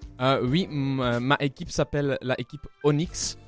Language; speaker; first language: French; non-native, local second language; Dutch